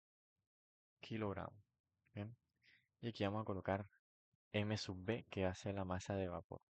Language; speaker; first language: Spanish; native; Spanish